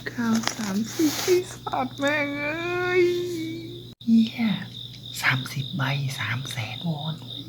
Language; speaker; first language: Thai; native; Thai